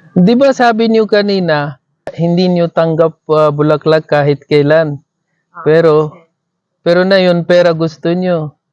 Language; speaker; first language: Filipino; non-native, fluent; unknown